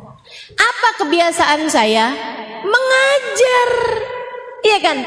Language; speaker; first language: Indonesian; native; Indonesian